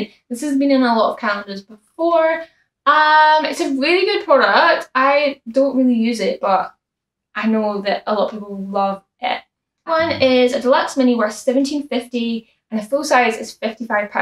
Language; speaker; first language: English; native; English